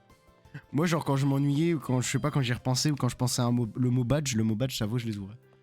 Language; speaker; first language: French; native; French